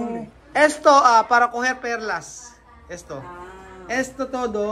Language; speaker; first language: Spanish; non-native, learner; Filipino